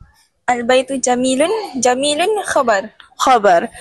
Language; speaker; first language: Arabic; non-native, learner; Malay